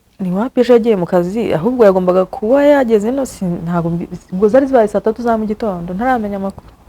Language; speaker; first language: Kinyarwanda; early bilingual, heritage; Kinyarwanda